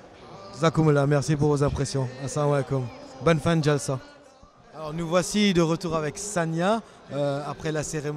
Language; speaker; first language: French; native; French